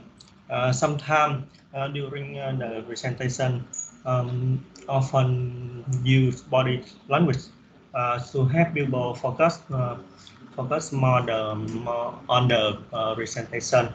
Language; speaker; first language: English; non-native, learner; Vietnamese